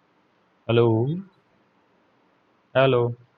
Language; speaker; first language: English; non-native, learner; Bangla